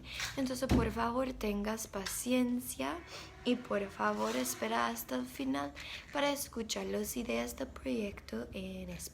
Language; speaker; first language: Spanish; non-native, learner; English